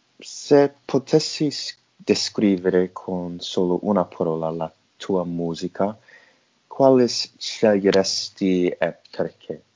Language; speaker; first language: Italian; non-native, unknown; English